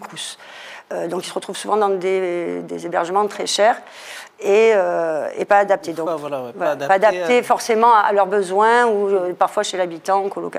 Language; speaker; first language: French; native; French